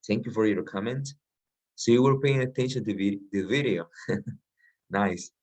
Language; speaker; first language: English; non-native, fluent; Spanish